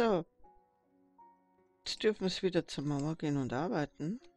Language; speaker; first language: German; native; German